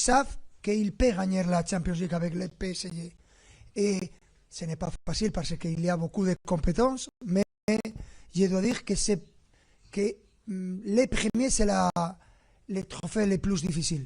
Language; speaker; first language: French; non-native, fluent; Spanish